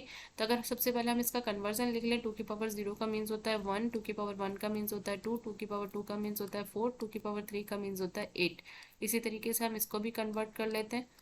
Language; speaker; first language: Hindi; native; Hindi